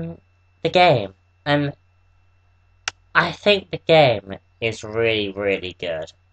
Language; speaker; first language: English; native; English